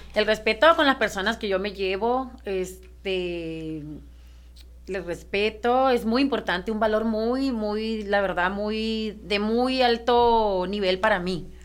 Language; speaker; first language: Spanish; native; Spanish